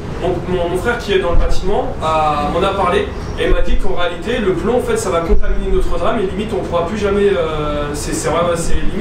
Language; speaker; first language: French; native; French